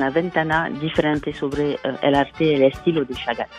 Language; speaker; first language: Spanish; non-native, fluent; French